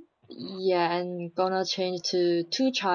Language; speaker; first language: English; non-native, learner; Chinese